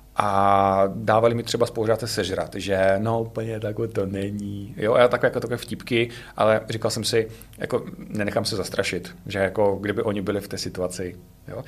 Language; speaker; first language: Czech; non-native, fluent; Russian